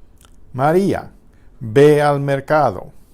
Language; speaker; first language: Spanish; non-native, fluent; English